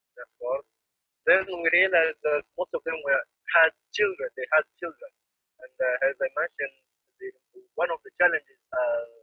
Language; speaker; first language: English; non-native, fluent; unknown